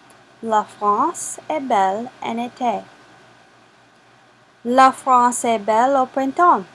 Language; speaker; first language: French; non-native, fluent; English